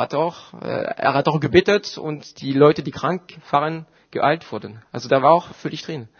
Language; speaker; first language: German; non-native, fluent; French